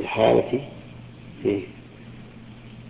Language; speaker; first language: Arabic; native; Arabic